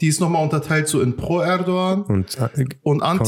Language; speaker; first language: German; native; German